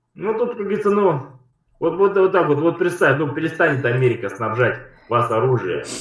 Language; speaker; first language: Russian; native; Russian